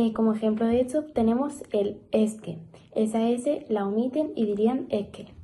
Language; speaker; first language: Spanish; native; Spanish